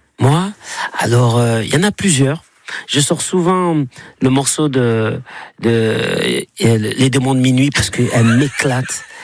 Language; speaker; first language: French; native; French